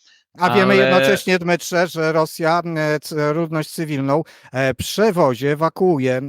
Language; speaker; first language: Polish; native; Polish